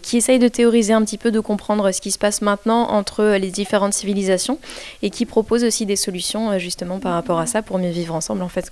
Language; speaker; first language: French; native; French